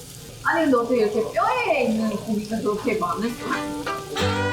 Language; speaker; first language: Korean; non-native, fluent; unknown